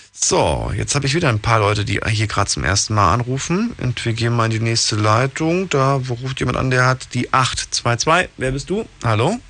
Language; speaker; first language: German; native; German